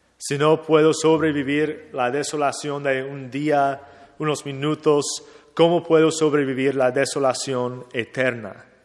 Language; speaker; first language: Spanish; non-native, fluent; English